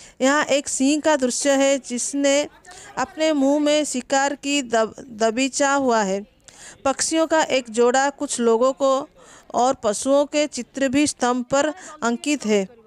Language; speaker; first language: Hindi; non-native, local second language; Odia